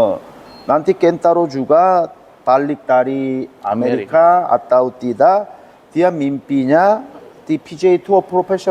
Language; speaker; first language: Indonesian; non-native, learner; Korean